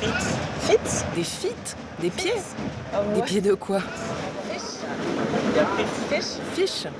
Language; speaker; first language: French; native; French